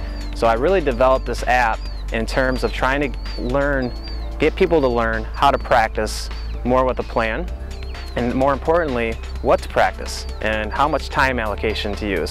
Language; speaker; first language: English; native; English